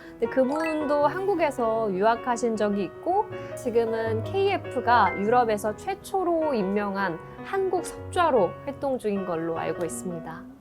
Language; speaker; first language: Korean; native; Korean